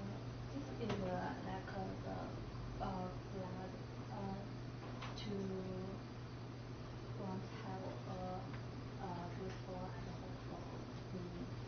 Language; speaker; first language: English; non-native, learner; Chinese